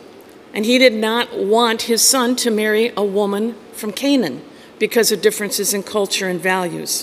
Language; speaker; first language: English; native; English